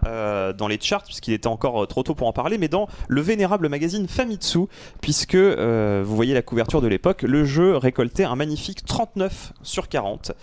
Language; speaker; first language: French; native; French